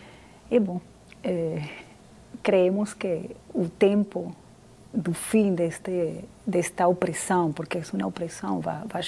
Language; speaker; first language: Portuguese; non-native, fluent; Spanish